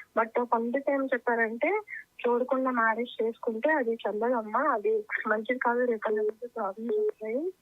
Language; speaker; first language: Telugu; native; Telugu